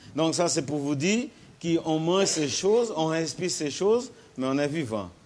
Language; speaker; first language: French; non-native, fluent; Portuguese